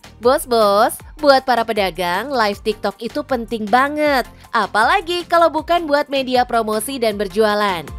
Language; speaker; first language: Indonesian; native; Indonesian